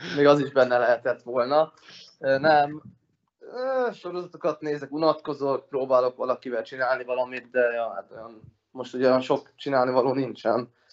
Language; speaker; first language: Hungarian; native; Hungarian